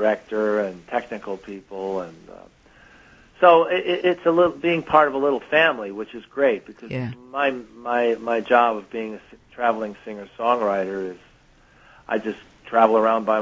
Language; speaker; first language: English; native; English